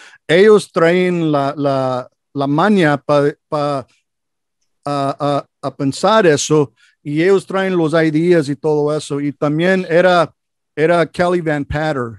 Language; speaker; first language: Spanish; non-native, fluent; English